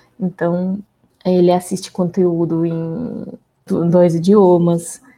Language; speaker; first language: Portuguese; non-native, fluent; Russian